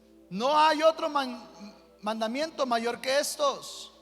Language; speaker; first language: Spanish; native; Spanish